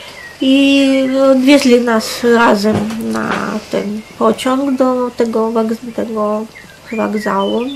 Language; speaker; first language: Polish; non-native, fluent; Russian